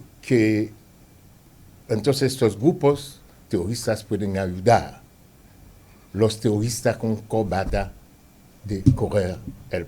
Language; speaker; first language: Spanish; non-native, fluent; Haitian Creole